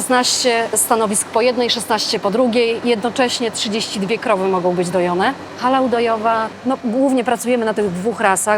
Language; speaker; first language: Polish; native; Polish